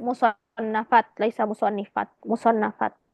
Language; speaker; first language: Arabic; non-native, fluent; Indonesian